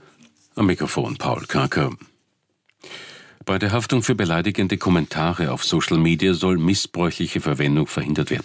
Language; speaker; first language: German; native; German